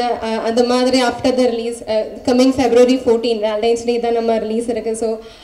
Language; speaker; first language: Tamil; non-native, learner; Malayalam